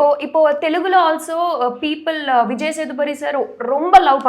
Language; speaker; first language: Tamil; non-native, learner; Telugu